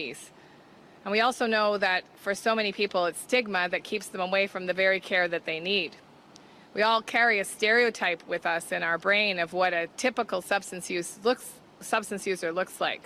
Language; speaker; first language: English; native; English